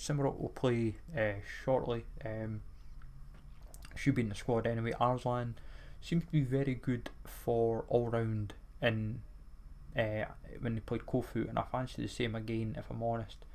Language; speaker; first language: English; native; English